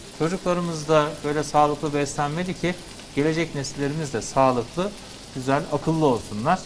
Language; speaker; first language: Turkish; native; Turkish